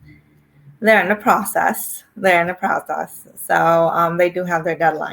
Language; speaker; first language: English; native; English